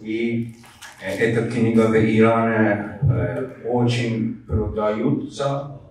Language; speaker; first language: Russian; non-native, learner; Persian